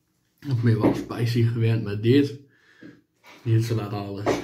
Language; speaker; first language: Dutch; non-native, learner; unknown